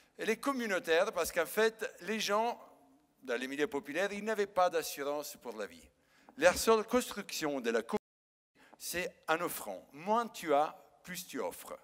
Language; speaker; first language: French; non-native, fluent; Italian